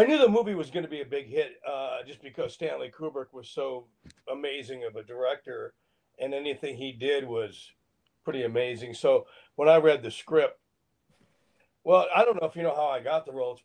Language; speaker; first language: English; native; English